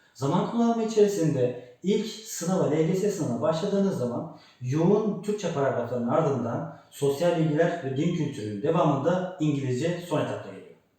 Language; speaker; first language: Turkish; native; Turkish